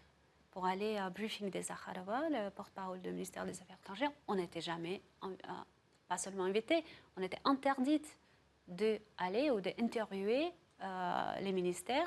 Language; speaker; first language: French; non-native, fluent; Russian